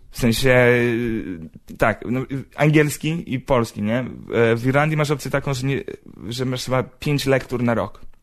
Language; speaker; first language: Polish; early bilingual, heritage; Polish